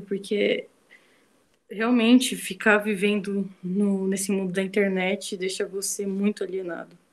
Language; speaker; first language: Portuguese; native; Portuguese